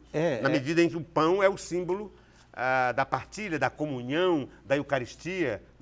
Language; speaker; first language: Portuguese; native; Portuguese